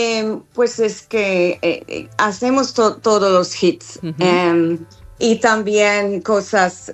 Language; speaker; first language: Spanish; non-native, fluent; English